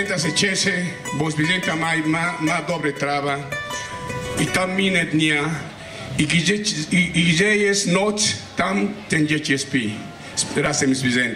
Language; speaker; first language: Polish; non-native, learner; Spanish